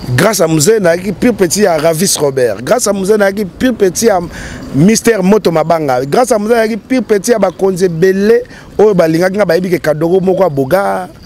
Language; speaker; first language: French; non-native, local second language; Lingala